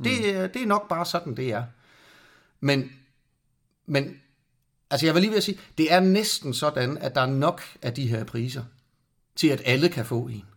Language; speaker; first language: Danish; native; Danish